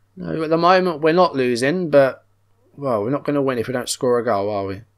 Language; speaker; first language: English; native; English